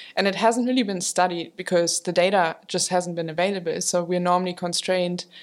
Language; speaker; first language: English; non-native, fluent; German